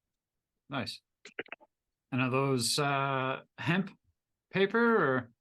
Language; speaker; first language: English; native; English